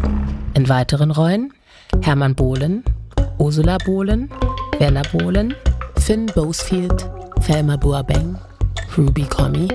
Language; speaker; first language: German; native; German